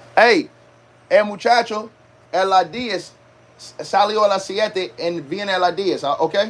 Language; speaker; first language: Spanish; non-native, learner; English